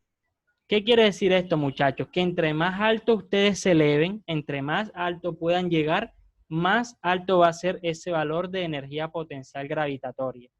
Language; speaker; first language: Spanish; native; Spanish